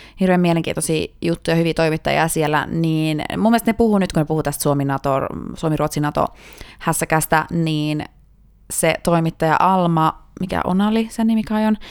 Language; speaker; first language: Finnish; native; Finnish